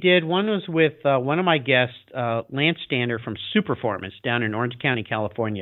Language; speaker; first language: English; native; English